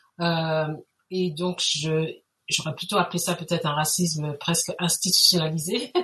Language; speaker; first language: French; native; French